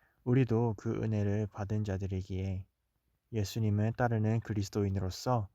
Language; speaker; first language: Korean; native; Korean